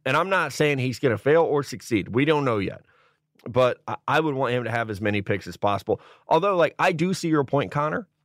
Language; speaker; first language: English; native; English